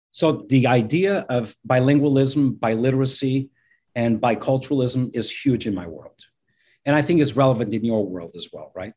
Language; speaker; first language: English; non-native, fluent; Portuguese